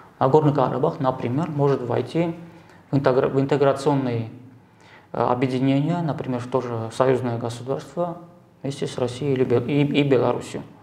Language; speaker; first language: Russian; non-native, local second language; Armenian